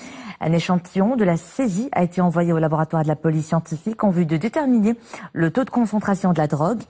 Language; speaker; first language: French; non-native, local second language; Arabic